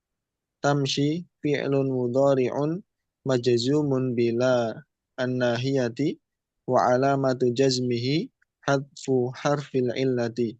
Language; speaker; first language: Arabic; non-native, learner; Indonesian